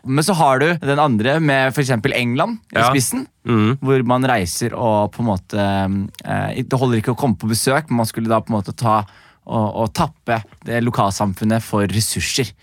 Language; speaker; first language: Norwegian; early bilingual, other home language; Somali